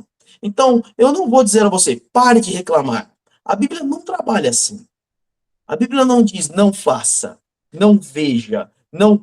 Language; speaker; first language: Portuguese; native; Portuguese